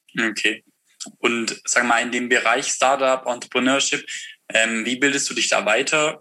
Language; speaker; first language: German; native; German